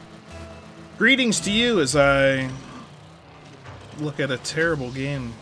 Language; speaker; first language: English; native; English